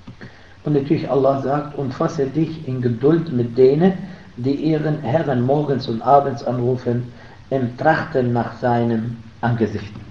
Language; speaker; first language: German; non-native, fluent; Arabic